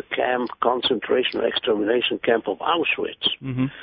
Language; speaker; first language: English; non-native, fluent; Hungarian